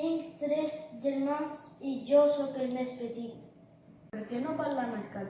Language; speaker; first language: Catalan; non-native, learner; Spanish